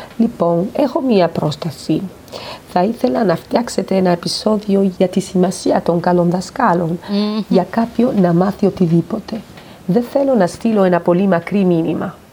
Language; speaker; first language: Greek; non-native, learner; Spanish